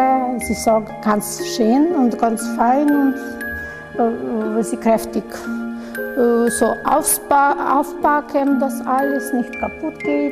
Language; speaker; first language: German; non-native, learner; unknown